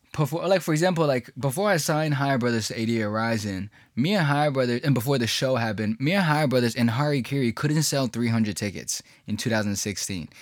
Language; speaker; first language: English; early bilingual, other home language; Chinese